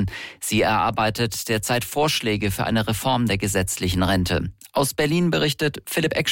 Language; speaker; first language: German; native; German